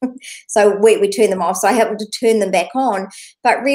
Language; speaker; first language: English; native; English